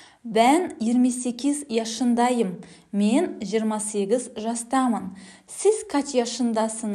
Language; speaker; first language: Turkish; non-native, fluent; Kazakh